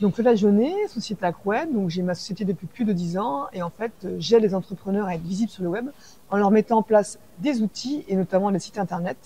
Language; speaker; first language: French; native; French